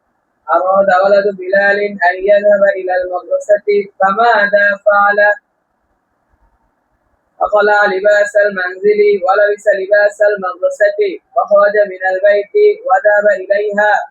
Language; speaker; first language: Arabic; non-native, learner; Bangla